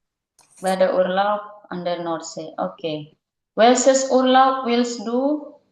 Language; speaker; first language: German; non-native, learner; Indonesian